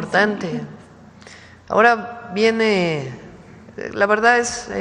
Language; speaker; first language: Spanish; native; Spanish